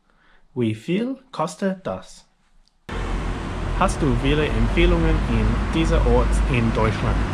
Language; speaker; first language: German; non-native, learner; English